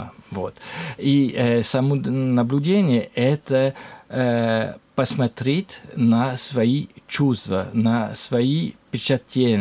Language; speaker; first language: Russian; non-native, learner; French